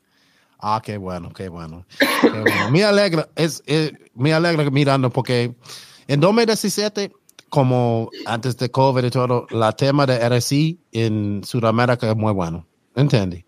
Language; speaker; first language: Spanish; non-native, learner; English